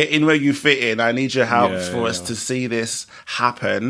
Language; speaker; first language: English; native; English